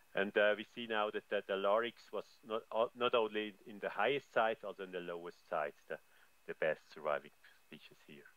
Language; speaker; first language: English; non-native, fluent; German